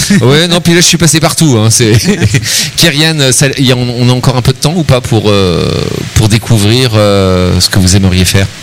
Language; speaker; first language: French; native; French